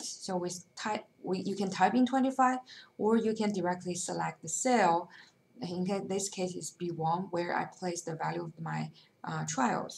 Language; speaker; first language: English; non-native, fluent; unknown